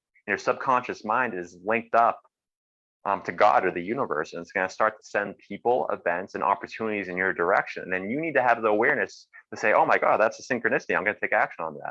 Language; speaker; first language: English; native; English